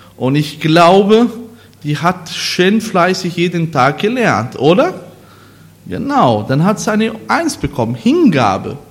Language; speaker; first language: German; non-native, learner; Portuguese